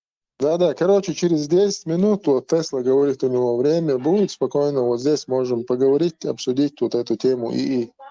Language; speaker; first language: Russian; non-native, local second language; Chechen